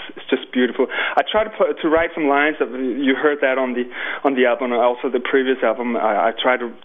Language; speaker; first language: English; non-native, fluent; Danish